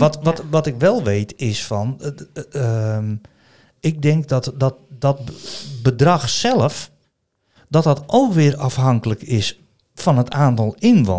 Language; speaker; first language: Dutch; native; Dutch